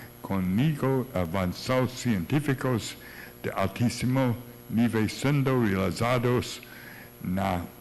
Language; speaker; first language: Portuguese; non-native, learner; English